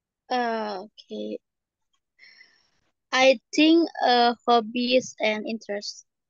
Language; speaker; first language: English; non-native, learner; Indonesian